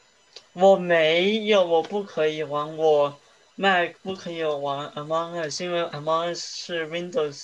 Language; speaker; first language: Chinese; early bilingual, heritage; Chinese